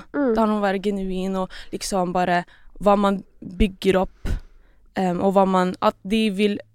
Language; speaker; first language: Norwegian; non-native, local second language; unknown